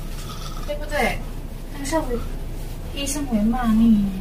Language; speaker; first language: Chinese; non-native, learner; Indonesian